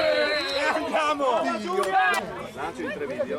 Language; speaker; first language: Italian; native; Italian